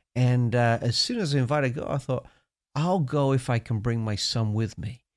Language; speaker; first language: English; native; English